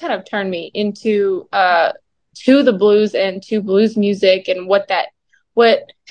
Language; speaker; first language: English; native; English